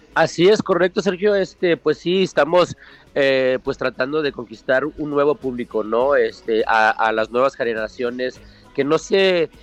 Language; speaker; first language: Spanish; early bilingual, heritage; Spanish